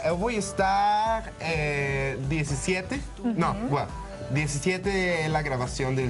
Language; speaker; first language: Portuguese; non-native, learner; Spanish